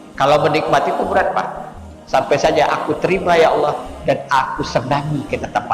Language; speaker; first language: Indonesian; native; Indonesian